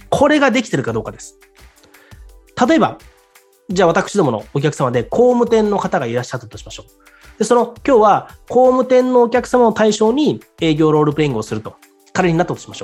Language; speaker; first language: Japanese; native; Japanese